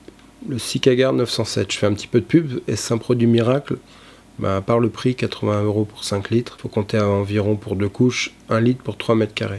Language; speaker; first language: French; native; French